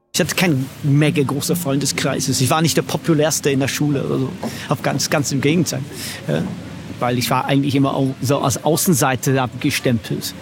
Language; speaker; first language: German; non-native, fluent; English